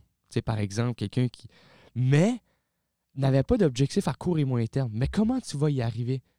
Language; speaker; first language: French; native; French